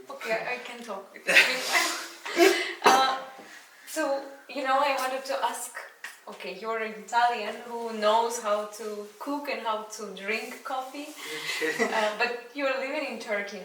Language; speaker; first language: English; non-native, fluent; Russian